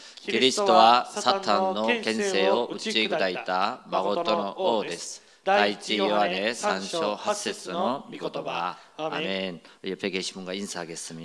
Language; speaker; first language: Japanese; non-native, fluent; Korean